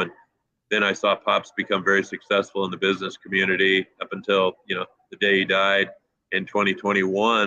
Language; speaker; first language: English; native; English